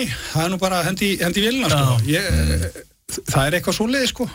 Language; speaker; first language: Icelandic; native; Icelandic